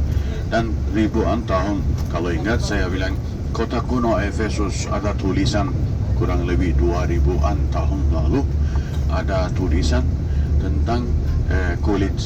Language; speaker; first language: Indonesian; non-native, fluent; Turkish